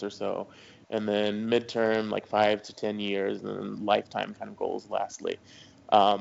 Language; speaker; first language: English; native; English